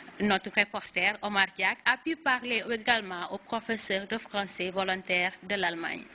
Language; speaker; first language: French; non-native, fluent; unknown